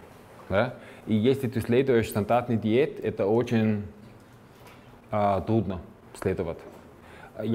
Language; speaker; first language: Russian; non-native, fluent; German